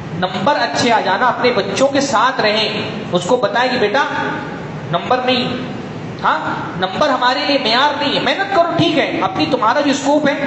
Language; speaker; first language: Urdu; native; Urdu